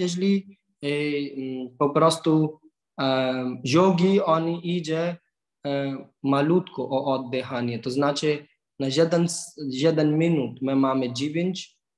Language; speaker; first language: Polish; non-native, learner; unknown